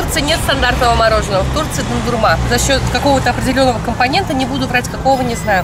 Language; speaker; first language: Russian; native; Russian